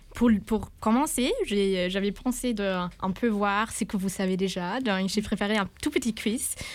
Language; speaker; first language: French; non-native, fluent; German